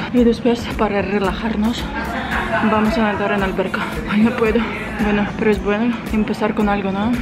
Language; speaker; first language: Spanish; non-native, fluent; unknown